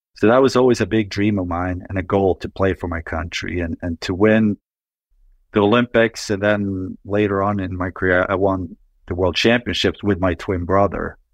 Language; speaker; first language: English; non-native, fluent; Swedish